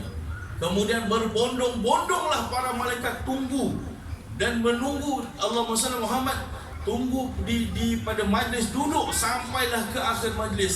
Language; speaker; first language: Malay; native; Malay